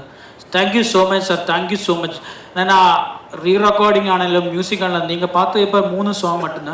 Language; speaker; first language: Tamil; non-native, learner; Malayalam